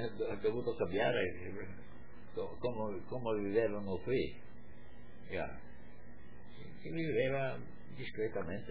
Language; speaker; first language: Italian; non-native, local second language; Friulian